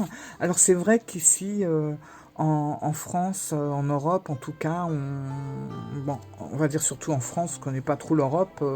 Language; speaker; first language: French; native; French